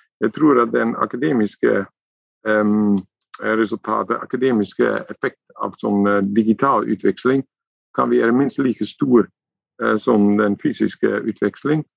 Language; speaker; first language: Norwegian; non-native, fluent; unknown